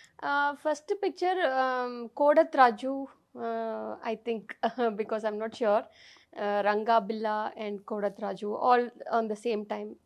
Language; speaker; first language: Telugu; non-native, fluent; Tamil